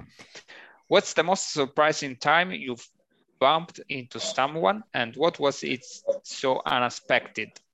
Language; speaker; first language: English; non-native, learner; Italian